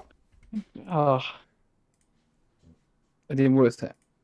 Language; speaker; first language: Welsh; non-native, local second language; English